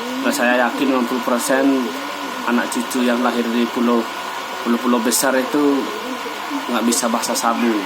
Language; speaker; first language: Indonesian; non-native, local second language; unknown